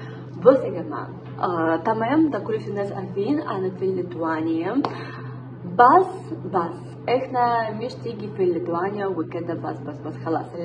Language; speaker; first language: Arabic; non-native, learner; Russian